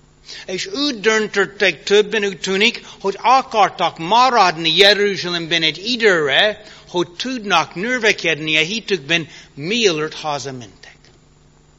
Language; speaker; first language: Hungarian; early bilingual, heritage; English